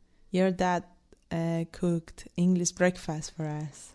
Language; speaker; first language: English; non-native, fluent; Spanish